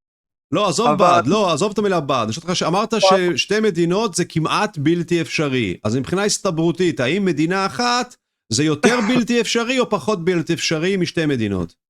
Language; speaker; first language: Hebrew; native; Hebrew